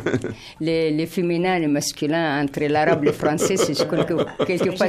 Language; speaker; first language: French; non-native, learner; Arabic